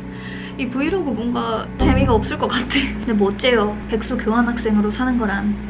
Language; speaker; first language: Korean; native; Korean